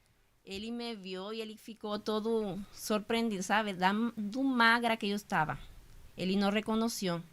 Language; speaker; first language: Portuguese; non-native, fluent; Spanish